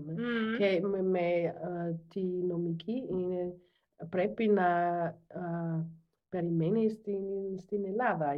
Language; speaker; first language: Greek; non-native, learner; German